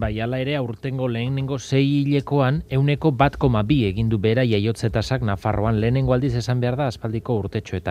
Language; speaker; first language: Basque; native; Basque